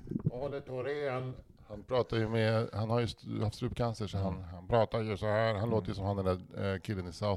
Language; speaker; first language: Swedish; native; Swedish